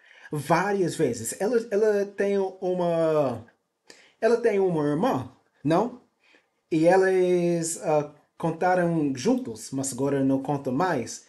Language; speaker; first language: Portuguese; non-native, learner; English